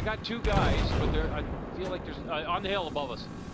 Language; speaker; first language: English; native; English